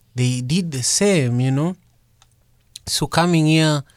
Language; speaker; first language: English; non-native, local second language; Luo (Kenya and Tanzania)